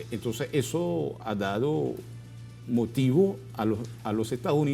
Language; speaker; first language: Spanish; non-native, fluent; Haitian Creole